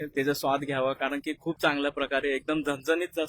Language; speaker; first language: Marathi; native; Marathi